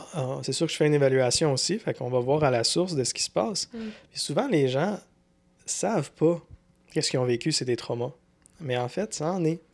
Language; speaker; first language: French; native; French